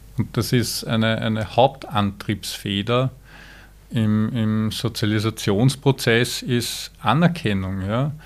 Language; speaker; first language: German; native; German